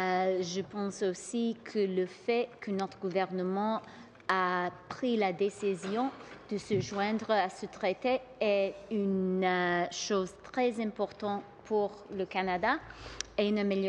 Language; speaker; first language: French; non-native, local second language; English